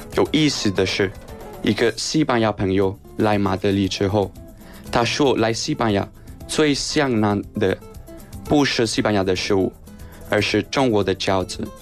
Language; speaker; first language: Chinese; non-native, learner; Spanish